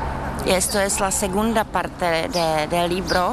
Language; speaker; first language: Spanish; non-native, fluent; Czech